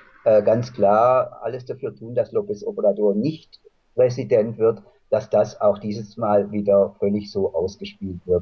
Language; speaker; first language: German; native; German